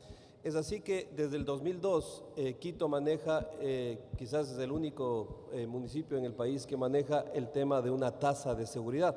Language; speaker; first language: Spanish; native; Spanish